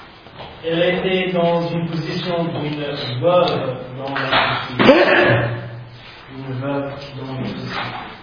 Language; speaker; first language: French; non-native, fluent; English